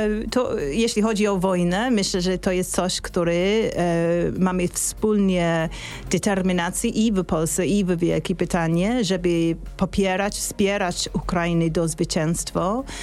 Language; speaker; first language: Polish; non-native, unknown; English